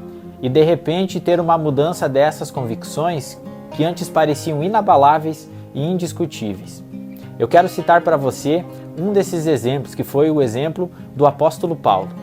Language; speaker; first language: Portuguese; native; Portuguese